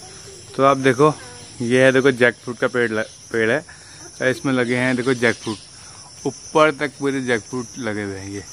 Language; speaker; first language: Hindi; native; Hindi